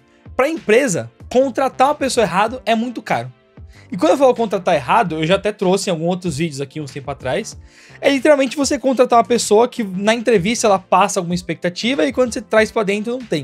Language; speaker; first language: Portuguese; native; Portuguese